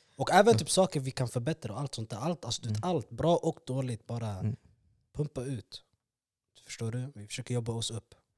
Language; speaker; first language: Swedish; early bilingual, other home language; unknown